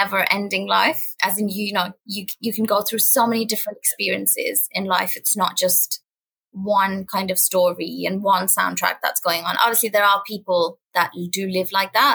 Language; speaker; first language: English; non-native, local second language; Urdu